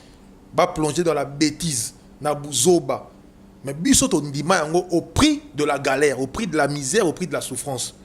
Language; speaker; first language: French; non-native, local second language; Lingala